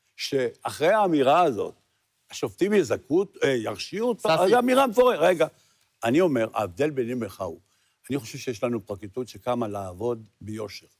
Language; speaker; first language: Hebrew; native; Hebrew